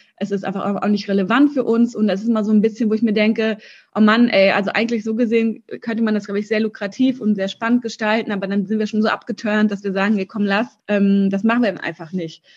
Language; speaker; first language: German; early bilingual, other home language; Russian